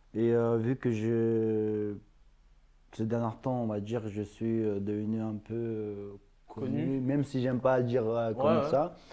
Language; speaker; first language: French; non-native, fluent; Ingush